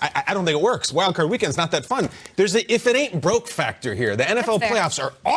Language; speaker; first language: English; native; English